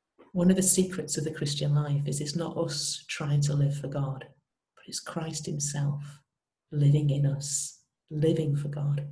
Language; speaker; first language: English; native; English